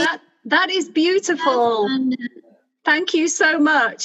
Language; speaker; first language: English; native; English